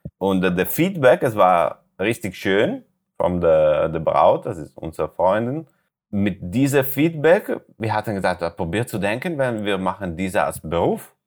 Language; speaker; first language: German; non-native, learner; Italian